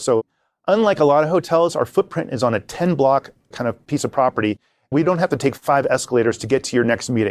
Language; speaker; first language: English; native; English